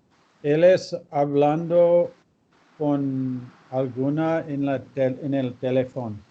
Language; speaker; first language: Spanish; non-native, learner; English